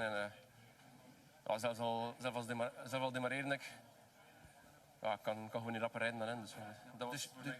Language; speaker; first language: Dutch; native; Dutch